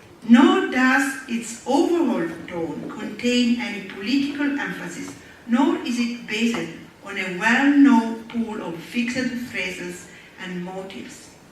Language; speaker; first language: English; non-native, fluent; Italian